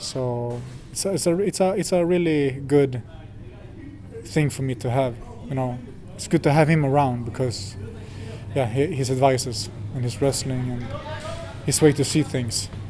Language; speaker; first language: English; non-native, fluent; Swedish